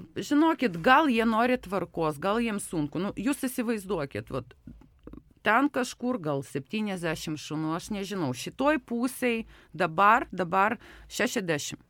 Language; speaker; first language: Lithuanian; non-native, local second language; Russian